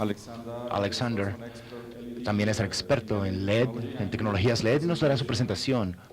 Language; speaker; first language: Spanish; non-native, fluent; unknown